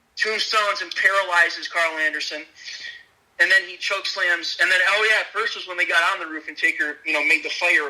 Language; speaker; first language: English; native; English